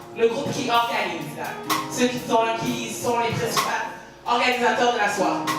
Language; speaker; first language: French; native; French